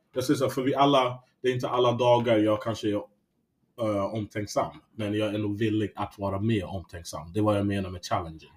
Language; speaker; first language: Swedish; native; Swedish